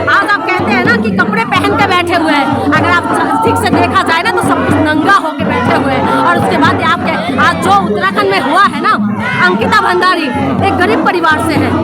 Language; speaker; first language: Hindi; non-native, local second language; Assamese